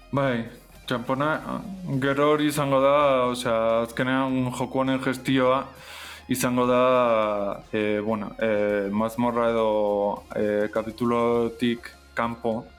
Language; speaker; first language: Basque; non-native, learner; Spanish